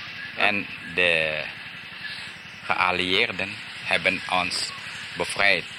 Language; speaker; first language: Dutch; early bilingual, heritage; Dutch